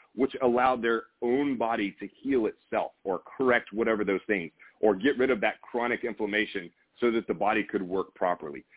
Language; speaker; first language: English; native; English